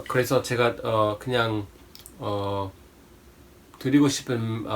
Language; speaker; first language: Korean; non-native, fluent; English